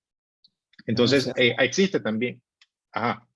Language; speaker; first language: Spanish; native; Spanish